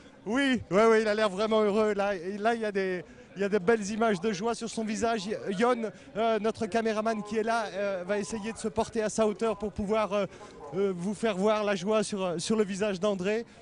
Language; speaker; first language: French; native; French